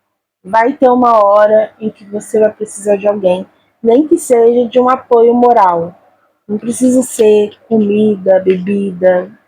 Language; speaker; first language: Portuguese; native; Portuguese